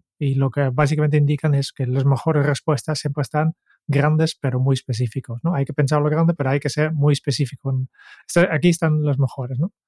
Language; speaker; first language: Spanish; non-native, fluent; Dutch